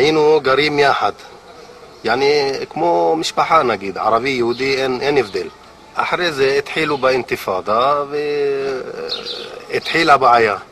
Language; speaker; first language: Hebrew; non-native, local second language; Arabic